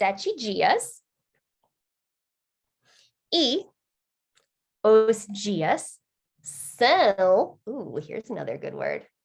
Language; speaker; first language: Portuguese; non-native, fluent; English